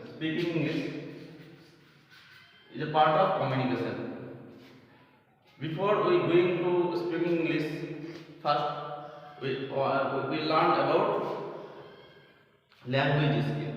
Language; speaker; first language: English; non-native, local second language; Bangla